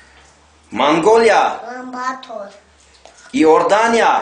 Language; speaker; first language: Russian; non-native, local second language; Tajik